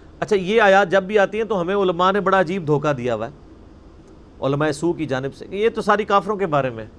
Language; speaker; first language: Urdu; non-native, local second language; Punjabi